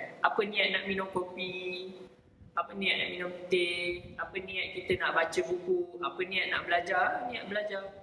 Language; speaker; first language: Malay; native; Malay